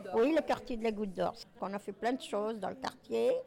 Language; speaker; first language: French; non-native, local second language; Arabic